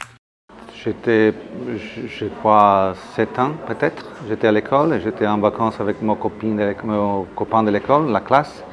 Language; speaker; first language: French; non-native, fluent; Italian